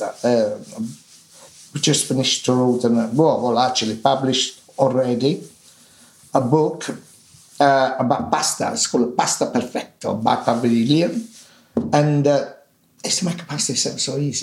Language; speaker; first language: English; non-native, fluent; Italian